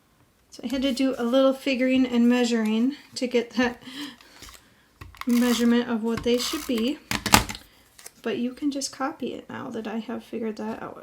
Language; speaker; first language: English; native; English